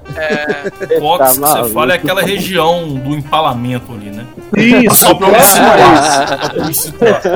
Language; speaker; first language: Portuguese; native; Portuguese